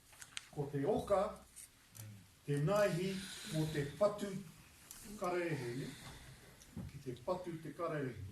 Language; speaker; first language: Māori; non-native, local second language; English